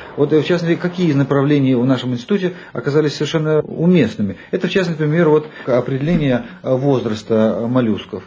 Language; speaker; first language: Russian; native; Russian